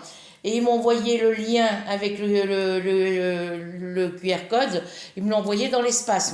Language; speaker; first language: French; native; French